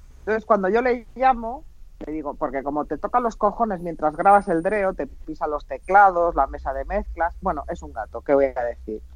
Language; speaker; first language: Spanish; native; Spanish